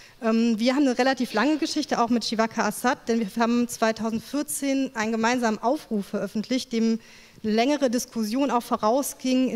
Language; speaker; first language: German; native; German